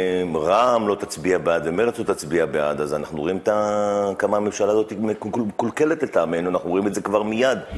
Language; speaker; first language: Hebrew; native; Hebrew